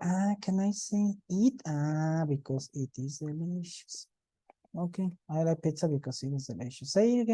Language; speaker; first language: English; non-native, fluent; Spanish